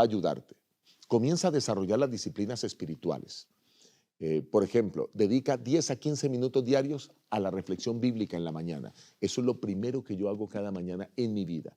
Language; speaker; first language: Spanish; native; Spanish